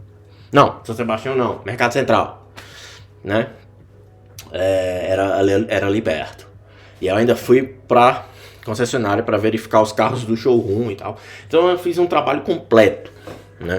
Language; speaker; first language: Portuguese; native; Portuguese